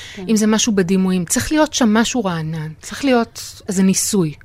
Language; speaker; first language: Hebrew; native; Hebrew